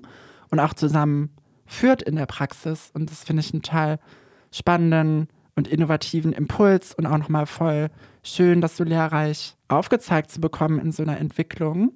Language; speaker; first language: German; native; German